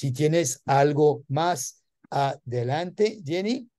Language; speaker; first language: Spanish; non-native, learner; French